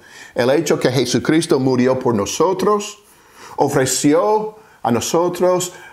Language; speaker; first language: Spanish; non-native, fluent; English